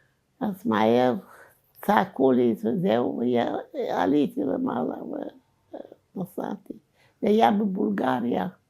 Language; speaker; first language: Hebrew; non-native, fluent; Romanian